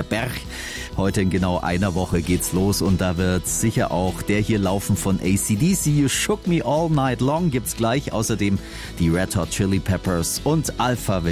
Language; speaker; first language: German; native; German